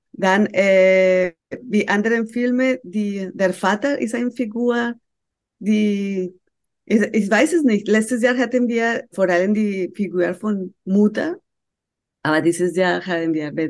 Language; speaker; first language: German; non-native, fluent; Spanish